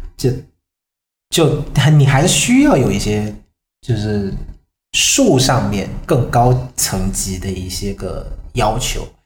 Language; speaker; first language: Chinese; non-native, fluent; Vietnamese